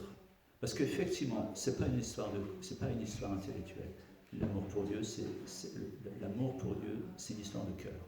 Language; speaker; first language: French; native; French